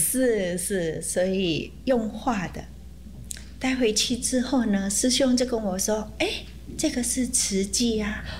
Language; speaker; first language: Chinese; non-native, fluent; Indonesian